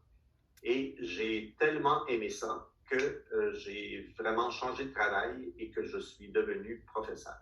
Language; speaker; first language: French; native; French